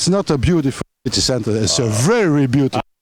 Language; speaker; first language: English; non-native, fluent; French